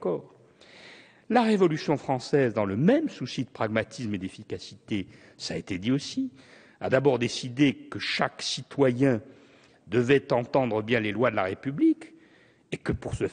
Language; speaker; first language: French; native; French